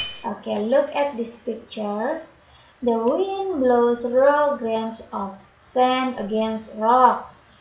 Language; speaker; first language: English; non-native, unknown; Indonesian